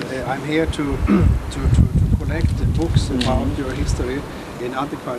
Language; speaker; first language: English; non-native, fluent; Swedish